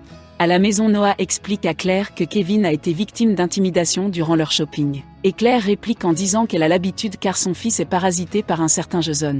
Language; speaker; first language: French; non-native, local second language; Haitian Creole